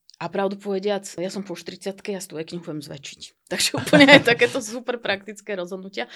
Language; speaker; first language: Slovak; native; Slovak